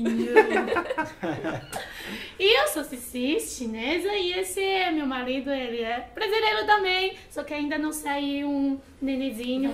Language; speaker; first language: Portuguese; non-native, fluent; Chinese